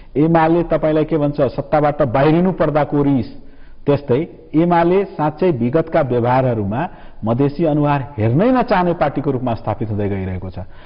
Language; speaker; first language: Nepali; non-native, local second language; Maithili